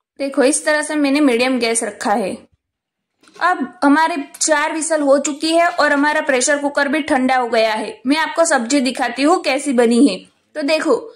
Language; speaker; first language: Hindi; non-native, local second language; Gujarati